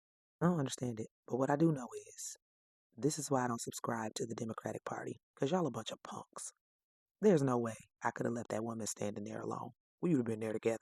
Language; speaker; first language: English; native; English